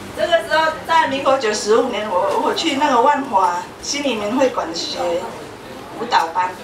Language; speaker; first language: Chinese; non-native, fluent; Hakka Chinese